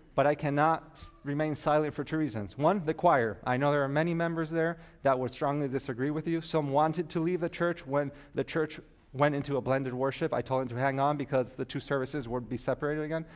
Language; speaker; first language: English; native; English